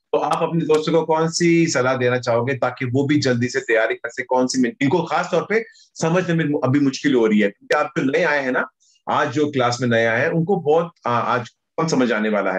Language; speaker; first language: Hindi; native; Hindi